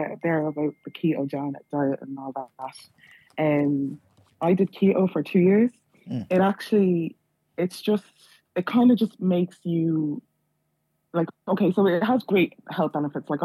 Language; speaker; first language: English; native; English